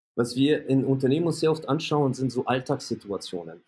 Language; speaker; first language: German; early bilingual, other home language; Polish